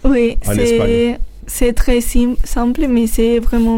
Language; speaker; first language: French; non-native, learner; Spanish